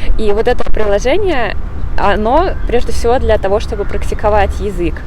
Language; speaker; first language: Russian; native; Russian